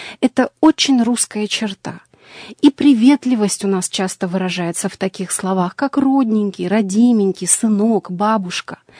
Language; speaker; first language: Russian; native; Russian